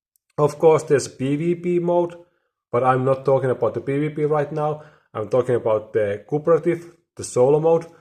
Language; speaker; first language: English; non-native, fluent; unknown